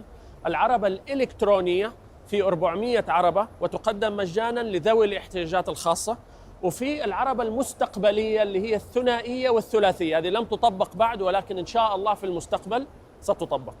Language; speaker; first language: Arabic; native; Arabic